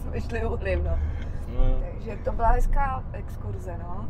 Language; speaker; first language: Czech; native; Czech